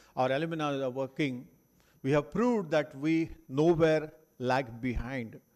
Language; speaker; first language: English; non-native, local second language; Marathi